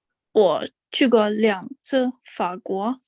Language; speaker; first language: Chinese; non-native, learner; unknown